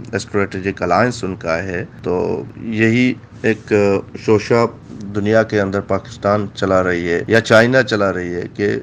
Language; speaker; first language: Urdu; non-native, local second language; Baluchi